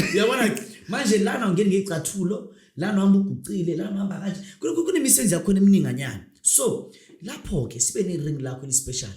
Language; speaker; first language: Zulu; non-native, local second language; Northern Sotho